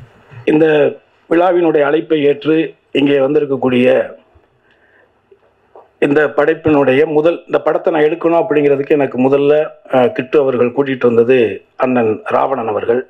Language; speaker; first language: Tamil; native; Tamil